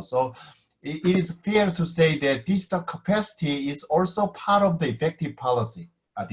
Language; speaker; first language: English; non-native, fluent; Korean